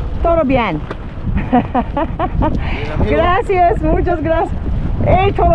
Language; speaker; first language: Spanish; non-native, learner; English